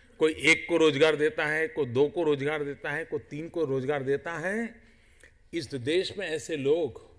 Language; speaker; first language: Hindi; non-native, local second language; Gujarati